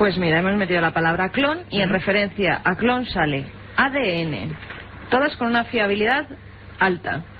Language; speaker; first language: Spanish; native; Spanish